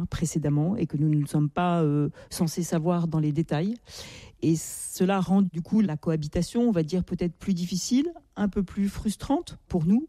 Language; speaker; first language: French; native; French